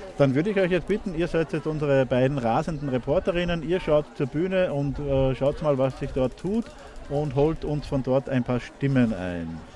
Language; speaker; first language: German; native; German